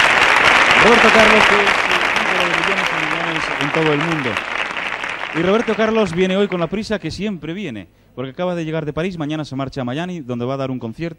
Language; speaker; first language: Spanish; native; Spanish